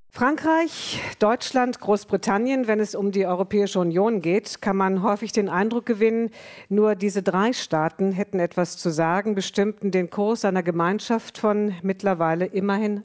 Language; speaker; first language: German; native; German